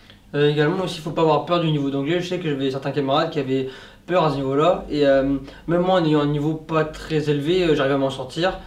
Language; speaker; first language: French; native; French